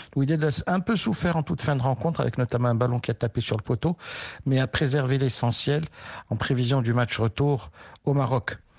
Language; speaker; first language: French; non-native, local second language; Arabic